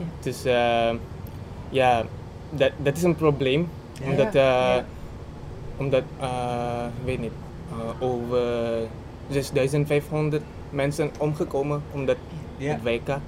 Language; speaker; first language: Dutch; non-native, learner; Indonesian